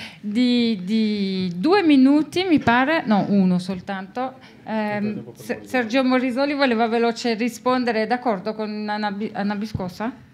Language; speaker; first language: Italian; non-native, local second language; French